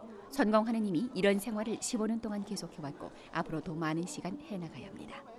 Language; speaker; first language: Korean; native; Korean